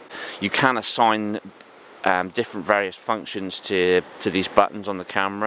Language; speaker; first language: English; native; English